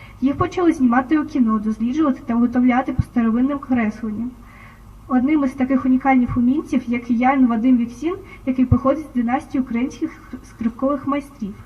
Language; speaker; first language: Ukrainian; native; Ukrainian